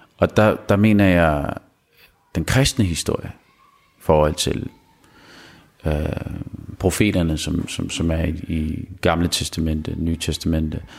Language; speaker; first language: Danish; early bilingual, other home language; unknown